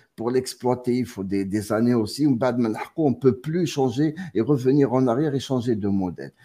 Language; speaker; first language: French; non-native, local second language; Arabic